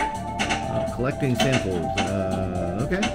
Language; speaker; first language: English; native; English